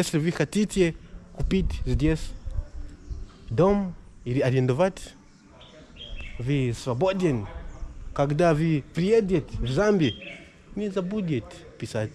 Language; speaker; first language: Russian; non-native, learner; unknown